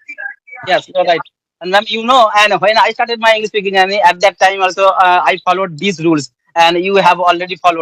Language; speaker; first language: English; non-native, learner; Bangla